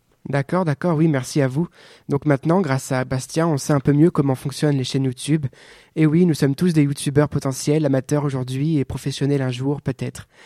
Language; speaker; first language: French; native; French